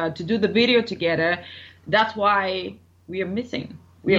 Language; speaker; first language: English; non-native, fluent; Bulgarian